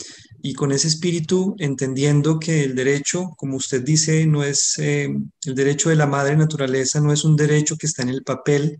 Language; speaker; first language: Spanish; native; Spanish